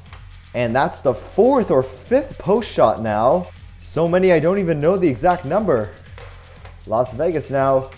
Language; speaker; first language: English; native; English